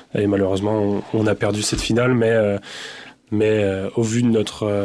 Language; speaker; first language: French; native; French